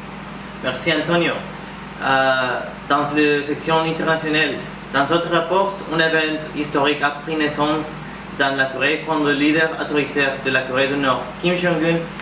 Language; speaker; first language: French; non-native, learner; Spanish